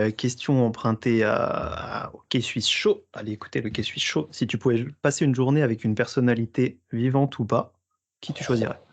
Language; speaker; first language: French; native; French